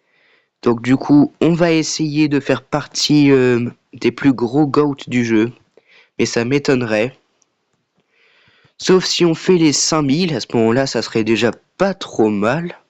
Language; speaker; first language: French; native; French